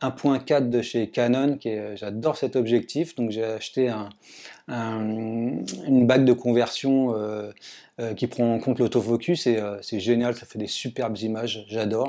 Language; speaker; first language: French; native; French